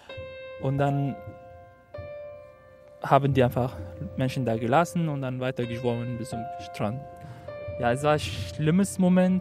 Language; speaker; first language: German; non-native, fluent; Arabic